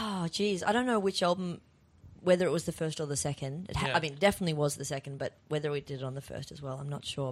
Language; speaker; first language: English; native; English